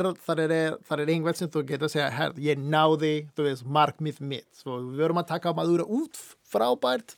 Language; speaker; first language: Icelandic; non-native, fluent; Spanish